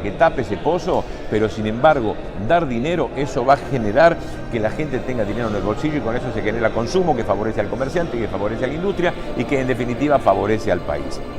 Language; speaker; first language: Spanish; native; Spanish